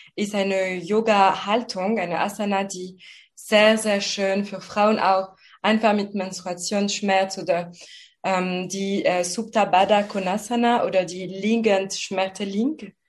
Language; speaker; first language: German; non-native, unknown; French